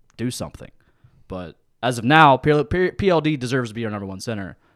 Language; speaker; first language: English; native; English